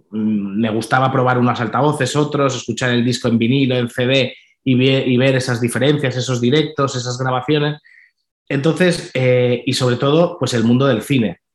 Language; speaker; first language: Spanish; native; Spanish